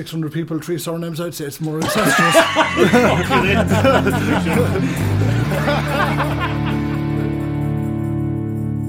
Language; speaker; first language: English; native; English